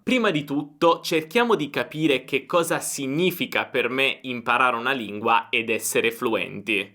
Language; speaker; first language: Italian; native; Italian